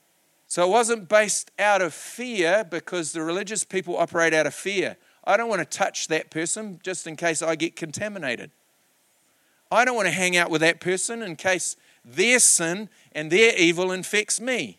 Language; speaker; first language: English; native; English